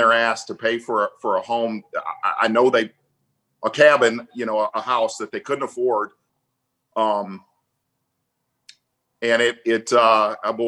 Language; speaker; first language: English; native; English